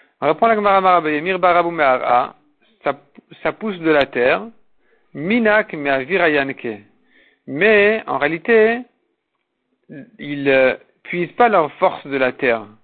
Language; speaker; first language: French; native; French